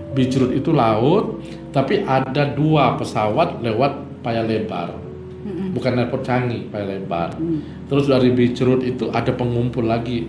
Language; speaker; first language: Indonesian; native; Indonesian